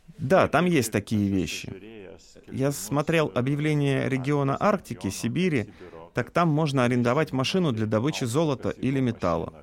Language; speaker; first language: Russian; non-native, local second language; Lithuanian